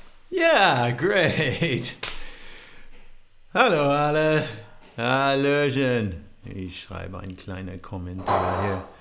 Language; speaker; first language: German; non-native, learner; English